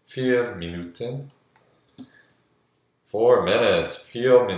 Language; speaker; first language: German; non-native, learner; English